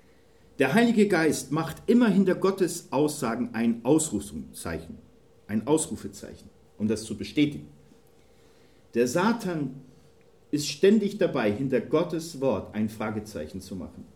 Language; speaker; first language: German; native; German